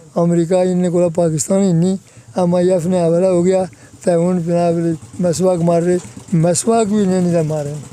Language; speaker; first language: Urdu; non-native, local second language; Pahari-Potwari